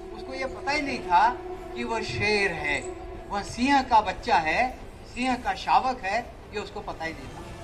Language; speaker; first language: Hindi; native; Hindi